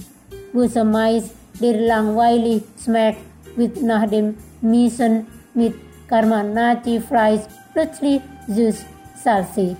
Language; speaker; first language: German; non-native, fluent; Indonesian